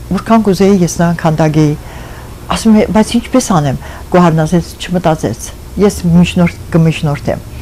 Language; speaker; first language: Armenian; early bilingual, other home language; French